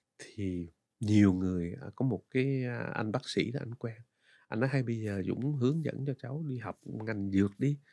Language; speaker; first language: Vietnamese; native; Vietnamese